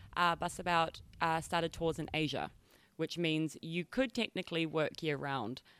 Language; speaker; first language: English; native; English